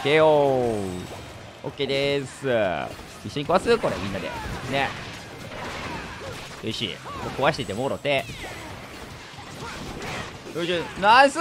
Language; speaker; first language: Japanese; native; Japanese